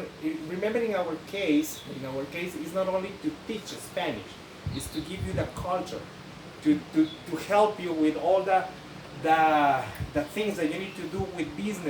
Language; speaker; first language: English; non-native, fluent; Spanish